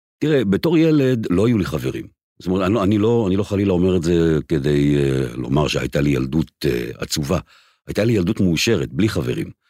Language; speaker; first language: Hebrew; native; Hebrew